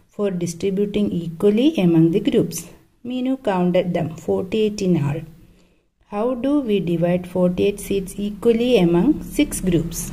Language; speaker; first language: English; non-native, local second language; Malayalam